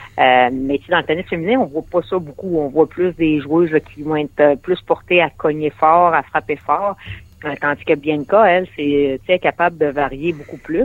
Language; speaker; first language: French; native; French